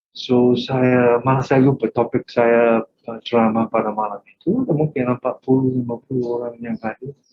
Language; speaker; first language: Malay; non-native, fluent; English